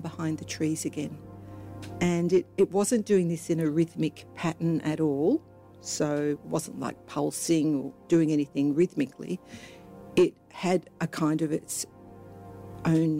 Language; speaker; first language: English; native; English